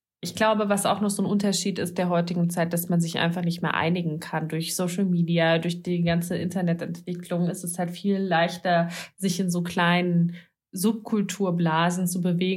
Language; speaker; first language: German; native; German